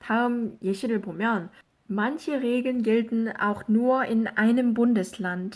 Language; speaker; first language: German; non-native, fluent; Korean